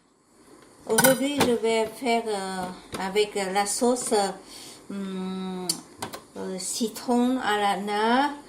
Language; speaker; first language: French; non-native, learner; Vietnamese